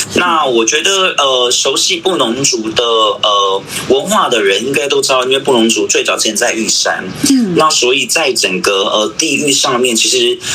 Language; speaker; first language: Chinese; native; Chinese